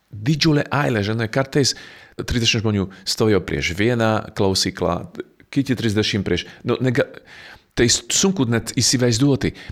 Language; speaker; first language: Lithuanian; non-native, fluent; Slovak